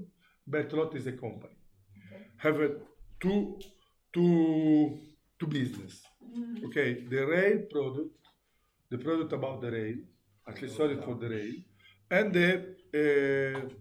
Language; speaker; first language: English; non-native, learner; Italian